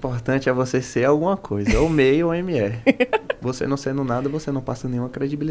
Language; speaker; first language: Portuguese; native; Portuguese